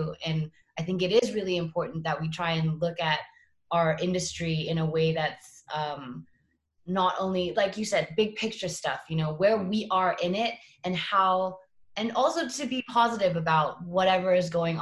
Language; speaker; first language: English; native; English